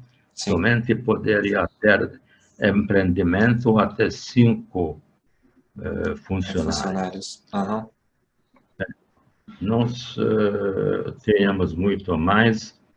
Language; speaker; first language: Portuguese; non-native, fluent; Hungarian